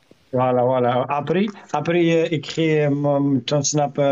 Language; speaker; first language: French; non-native, learner; Arabic